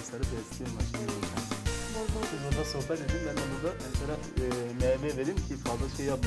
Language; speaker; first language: Turkish; native; Turkish